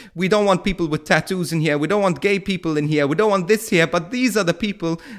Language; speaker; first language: English; non-native, fluent; Maltese